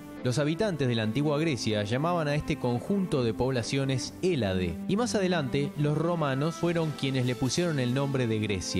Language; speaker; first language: Spanish; native; Spanish